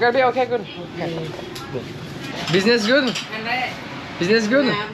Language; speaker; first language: English; non-native, learner; French